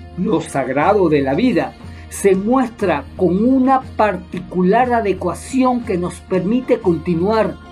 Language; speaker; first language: Spanish; native; Spanish